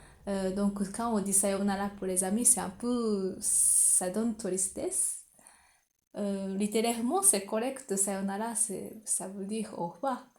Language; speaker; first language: French; non-native, fluent; Japanese